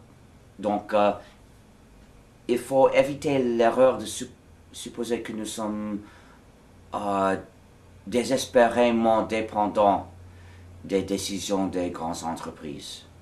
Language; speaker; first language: French; non-native, fluent; English